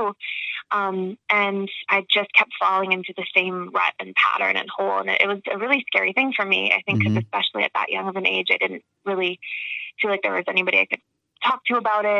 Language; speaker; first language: English; native; English